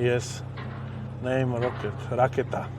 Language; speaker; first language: English; non-native, learner; Slovak